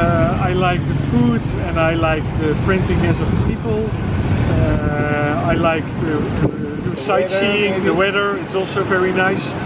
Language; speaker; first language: English; non-native, fluent; Dutch